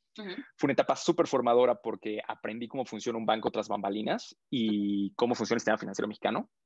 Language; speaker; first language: Spanish; native; Spanish